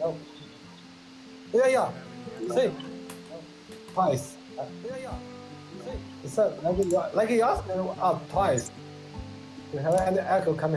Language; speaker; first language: English; non-native, learner; Vietnamese